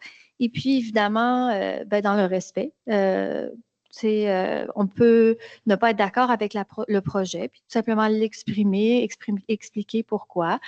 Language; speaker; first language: French; native; French